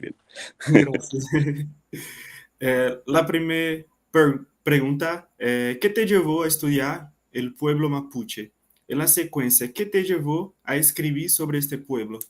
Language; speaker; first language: Spanish; non-native, learner; Portuguese